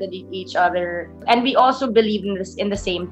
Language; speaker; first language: English; non-native, local second language; Filipino